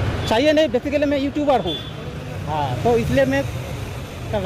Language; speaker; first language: Hindi; non-native, local second language; Bangla